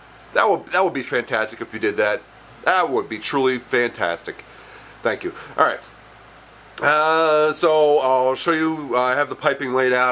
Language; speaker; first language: English; native; English